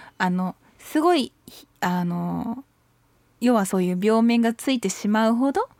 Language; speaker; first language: Japanese; native; Japanese